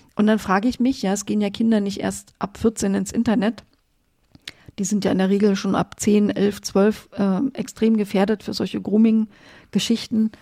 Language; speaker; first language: German; native; German